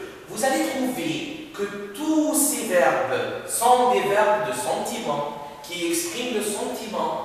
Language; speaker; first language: French; non-native, fluent; Arabic